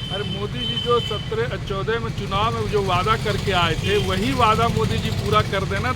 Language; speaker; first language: Hindi; native; Hindi